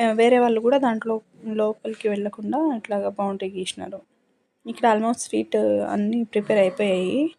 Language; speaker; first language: Telugu; non-native, local second language; Lambadi